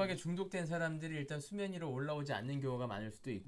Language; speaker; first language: Korean; native; Korean